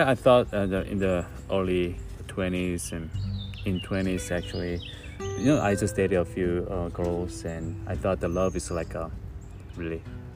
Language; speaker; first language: English; non-native, fluent; Korean